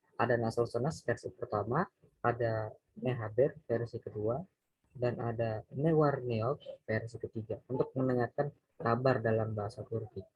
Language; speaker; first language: Indonesian; native; Indonesian